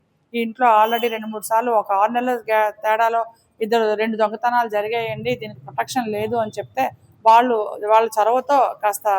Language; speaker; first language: Telugu; native; Telugu